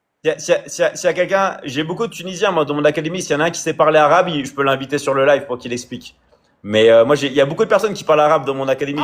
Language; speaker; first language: French; native; French